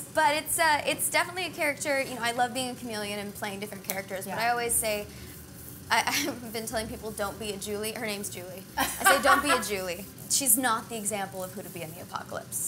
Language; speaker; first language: English; native; English